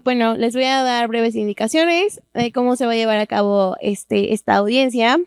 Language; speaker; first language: Spanish; native; Spanish